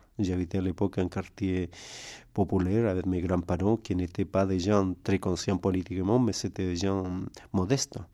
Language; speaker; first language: French; non-native, fluent; Spanish